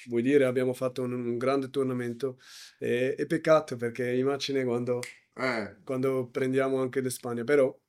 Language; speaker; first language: Italian; non-native, learner; German